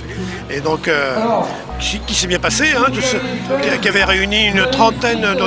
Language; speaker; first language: French; native; French